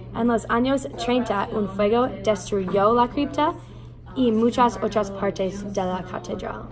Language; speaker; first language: Spanish; non-native, learner; English